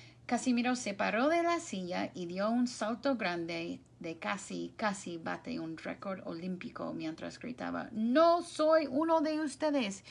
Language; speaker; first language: Spanish; non-native, fluent; English